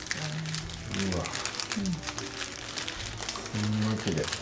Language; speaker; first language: Japanese; native; Japanese